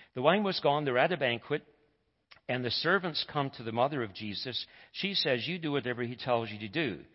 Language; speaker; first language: English; native; English